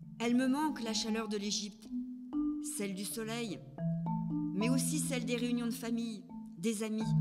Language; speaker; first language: French; native; French